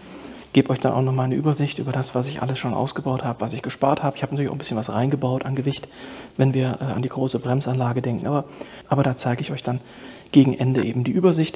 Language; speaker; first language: German; native; German